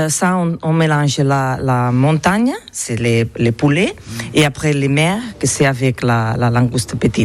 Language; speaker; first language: French; non-native, learner; Catalan